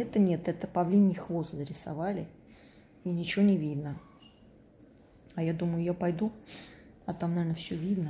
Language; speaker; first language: Russian; native; Russian